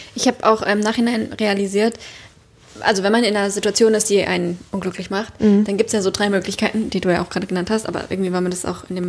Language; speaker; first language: German; native; German